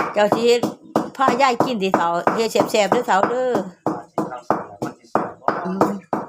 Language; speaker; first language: Thai; native; Thai